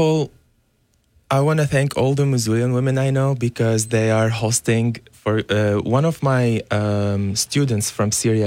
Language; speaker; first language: English; non-native, fluent; Arabic